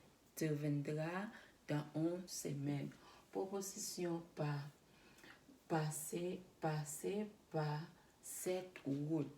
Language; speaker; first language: French; non-native, learner; Spanish